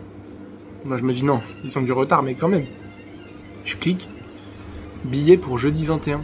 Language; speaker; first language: French; native; French